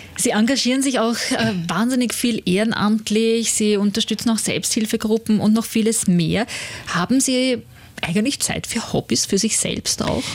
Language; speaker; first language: German; native; German